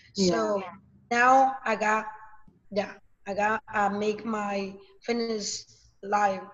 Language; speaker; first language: English; non-native, learner; Spanish